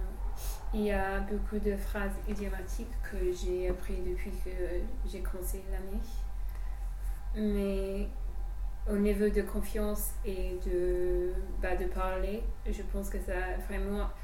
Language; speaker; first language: French; non-native, fluent; English